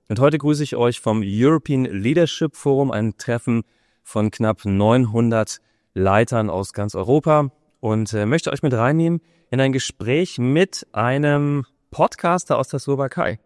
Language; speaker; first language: German; native; German